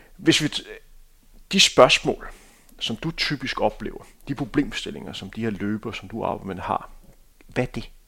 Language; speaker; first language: Danish; native; Danish